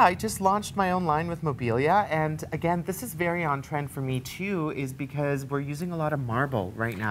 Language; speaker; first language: English; native; English